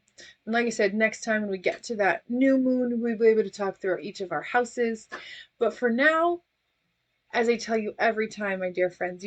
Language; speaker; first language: English; native; English